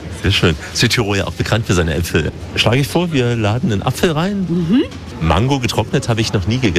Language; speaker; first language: German; native; German